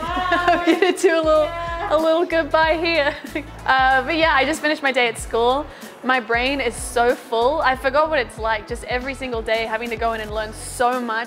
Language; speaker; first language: English; native; English